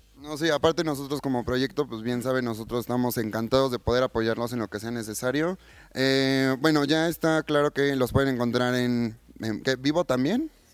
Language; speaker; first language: Spanish; native; Spanish